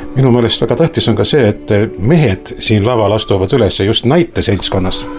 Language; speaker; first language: Estonian; native; Estonian